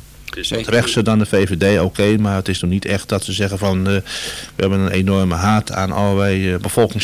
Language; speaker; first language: Dutch; native; Dutch